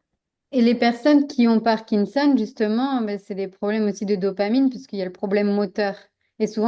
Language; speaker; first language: French; native; French